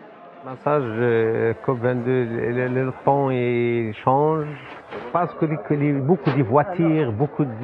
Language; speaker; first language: French; non-native, learner; Arabic